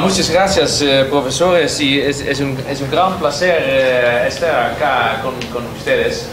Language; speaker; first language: Spanish; non-native, learner; Dutch